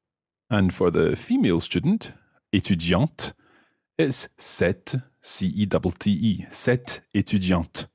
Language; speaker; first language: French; non-native, fluent; English